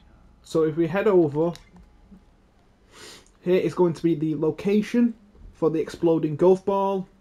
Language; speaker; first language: English; native; English